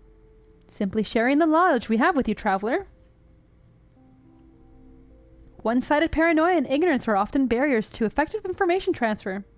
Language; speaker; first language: English; native; English